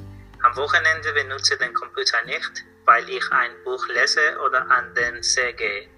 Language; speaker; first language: German; non-native, learner; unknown